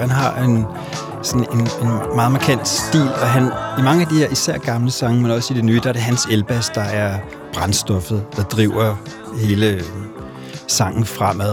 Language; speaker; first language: Danish; native; Danish